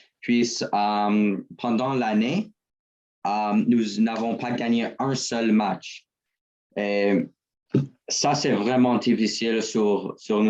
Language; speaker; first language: French; non-native, learner; English